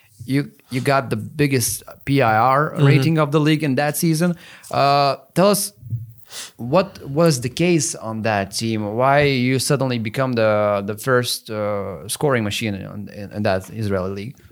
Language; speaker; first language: English; non-native, fluent; Lithuanian